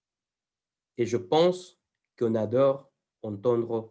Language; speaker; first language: French; non-native, fluent; Spanish